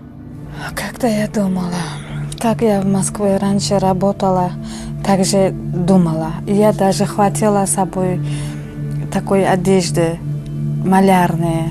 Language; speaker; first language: Russian; non-native, learner; Uzbek